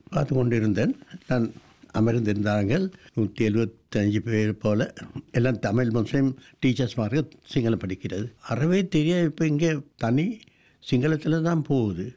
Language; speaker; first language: Tamil; non-native, local second language; Sinhala